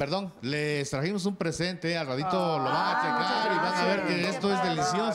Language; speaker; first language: Spanish; native; Spanish